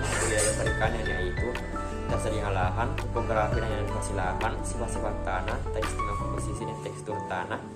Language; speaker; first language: Indonesian; native; Indonesian